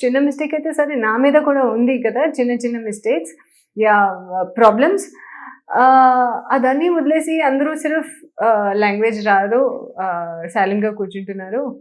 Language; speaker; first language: Telugu; non-native, local second language; Hindi